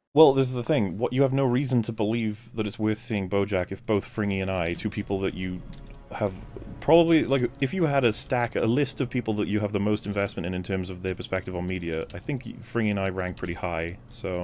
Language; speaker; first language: English; native; English